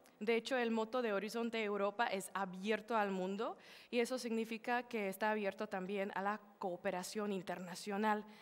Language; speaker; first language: Spanish; non-native, fluent; Slovak